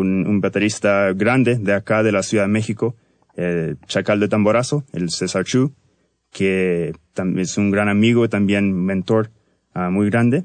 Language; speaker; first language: Spanish; early bilingual, heritage; Spanish